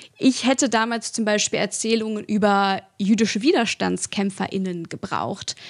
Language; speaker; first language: German; early bilingual, other home language; Russian